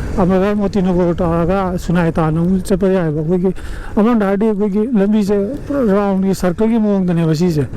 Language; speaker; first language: Manipuri; native; Manipuri